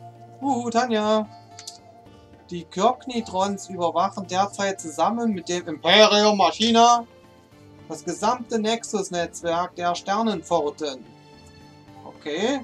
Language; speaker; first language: German; native; German